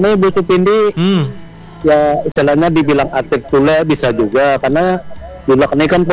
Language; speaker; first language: Indonesian; native; Indonesian